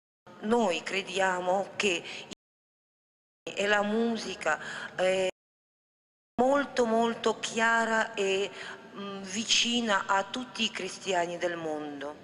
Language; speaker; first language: Italian; non-native, fluent; Russian